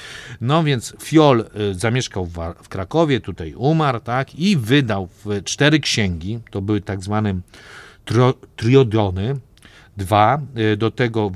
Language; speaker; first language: Polish; native; Polish